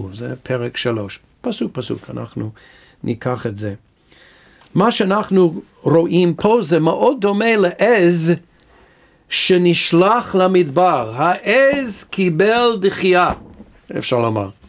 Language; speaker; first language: Hebrew; non-native, fluent; English